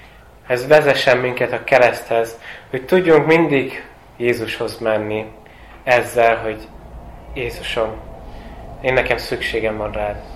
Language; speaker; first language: Hungarian; non-native, fluent; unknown